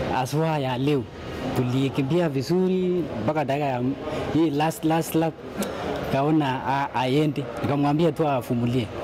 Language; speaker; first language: Swahili; non-native, local second language; Kalenjin